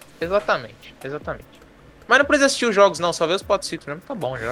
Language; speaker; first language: Portuguese; native; Portuguese